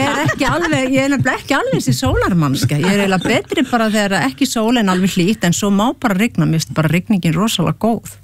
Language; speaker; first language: Icelandic; native; Icelandic